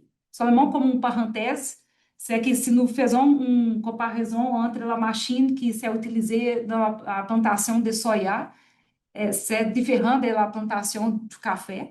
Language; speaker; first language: French; non-native, fluent; Portuguese